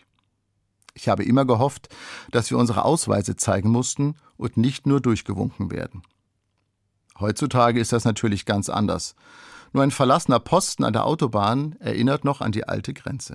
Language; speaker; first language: German; native; German